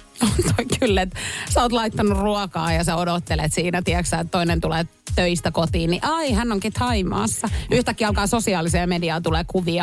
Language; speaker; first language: Finnish; native; Finnish